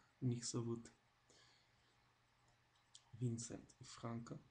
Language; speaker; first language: Russian; non-native, learner; Dutch